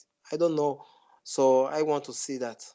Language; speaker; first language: English; non-native, fluent; French